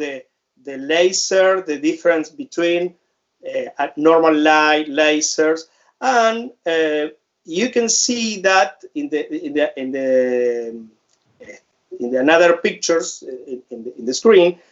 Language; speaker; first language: English; non-native, fluent; Spanish